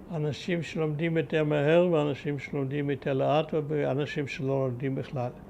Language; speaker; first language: Hebrew; early bilingual, other home language; German